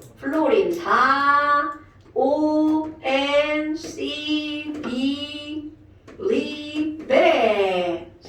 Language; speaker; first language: Korean; native; Korean